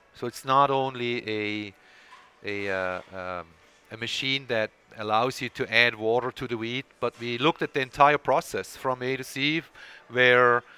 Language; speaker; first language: English; non-native, fluent; Swiss German